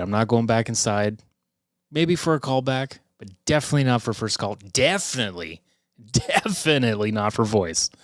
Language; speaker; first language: English; native; English